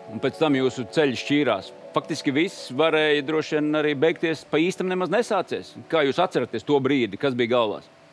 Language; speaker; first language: Latvian; native; Latvian